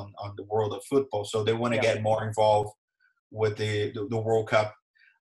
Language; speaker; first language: English; non-native, fluent; Portuguese